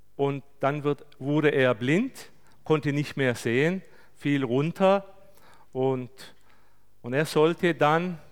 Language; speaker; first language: German; non-native, fluent; Turkish